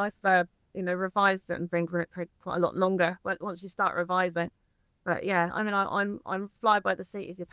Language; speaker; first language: English; native; English